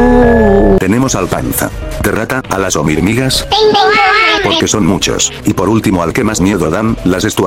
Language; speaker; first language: Spanish; native; Spanish